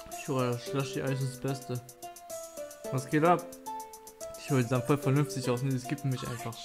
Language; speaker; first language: German; early bilingual, other home language; Kurdish